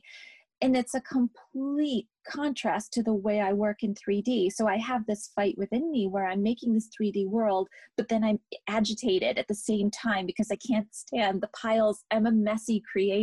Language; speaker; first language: English; native; English